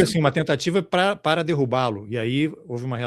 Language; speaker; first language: Portuguese; native; Portuguese